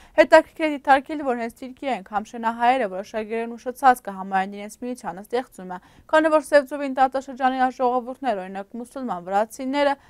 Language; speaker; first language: Armenian; early bilingual, heritage; Armenian